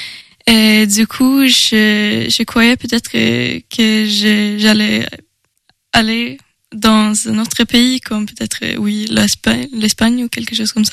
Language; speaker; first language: French; non-native, learner; Swedish